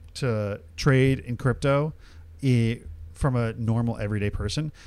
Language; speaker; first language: English; early bilingual, other home language; Hindi